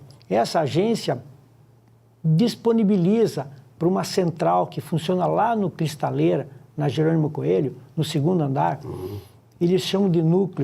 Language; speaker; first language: Portuguese; native; Portuguese